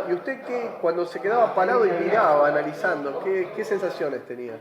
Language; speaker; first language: Spanish; native; Spanish